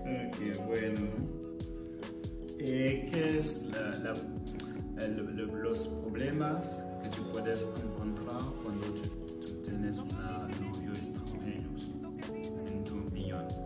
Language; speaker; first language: Spanish; non-native, learner; French